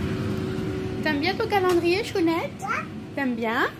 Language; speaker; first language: French; native; French